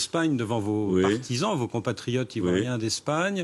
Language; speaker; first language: French; native; French